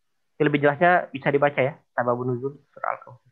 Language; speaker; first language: Indonesian; native; Indonesian